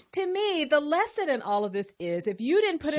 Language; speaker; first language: English; native; English